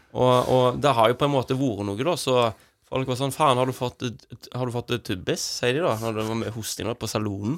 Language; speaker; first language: Norwegian; native; Norwegian